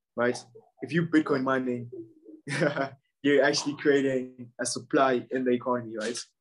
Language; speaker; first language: English; non-native, local second language; Shona